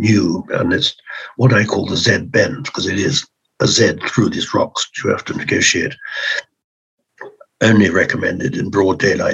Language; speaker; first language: English; native; English